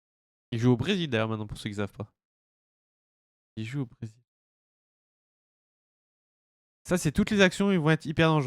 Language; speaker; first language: French; native; French